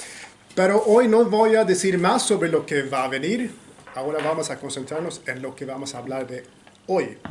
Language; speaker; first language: Spanish; non-native, fluent; Swedish